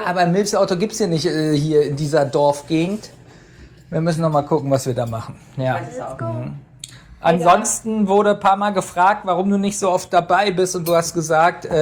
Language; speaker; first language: German; native; German